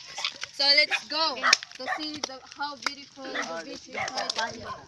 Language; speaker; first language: English; non-native, learner; Cebuano